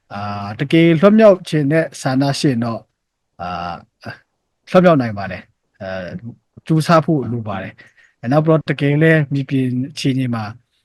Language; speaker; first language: Burmese; non-native, local second language; Hakha Chin